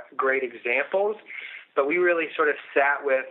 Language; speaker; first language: English; native; English